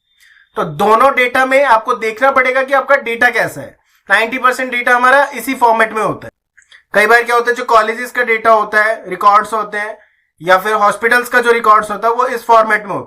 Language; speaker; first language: Hindi; native; Hindi